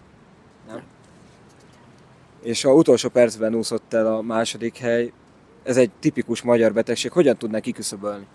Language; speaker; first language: Hungarian; native; Hungarian